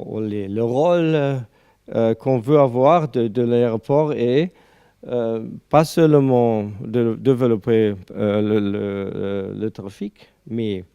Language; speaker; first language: French; non-native, learner; German